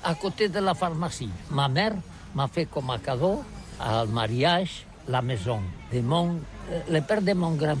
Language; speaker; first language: French; non-native, learner; Catalan